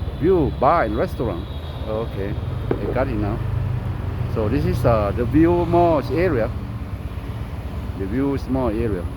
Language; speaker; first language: English; non-native, learner; Lao